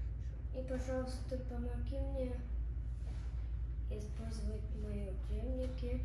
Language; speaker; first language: Russian; early bilingual, heritage; Russian